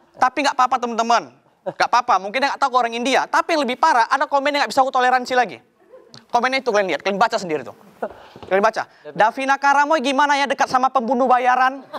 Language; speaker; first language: Indonesian; native; Indonesian